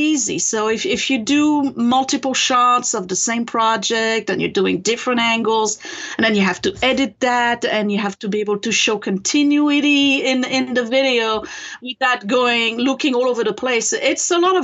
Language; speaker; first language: English; non-native, fluent; French